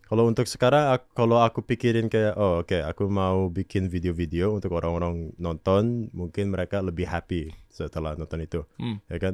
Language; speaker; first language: Indonesian; non-native, local second language; English